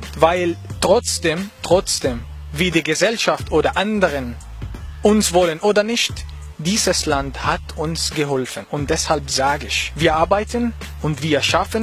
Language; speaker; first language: German; non-native, learner; Arabic